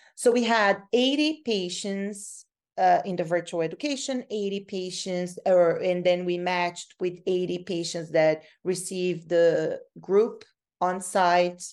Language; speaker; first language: English; non-native, fluent; Portuguese